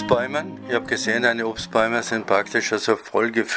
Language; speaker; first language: German; native; German